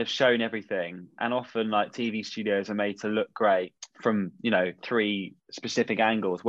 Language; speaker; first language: English; native; English